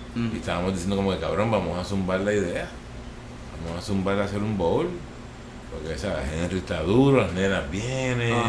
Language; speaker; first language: Spanish; native; Spanish